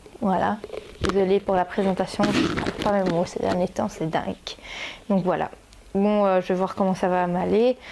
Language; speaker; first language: French; native; French